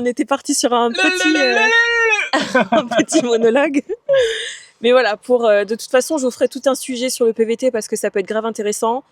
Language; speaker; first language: French; native; French